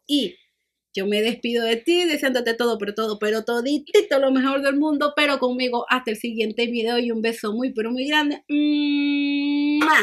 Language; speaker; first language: Spanish; native; Spanish